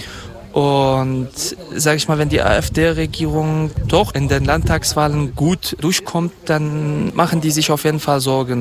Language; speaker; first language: German; non-native, fluent; Kurdish